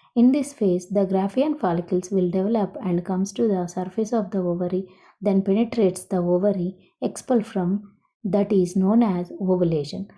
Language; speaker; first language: English; non-native, local second language; Telugu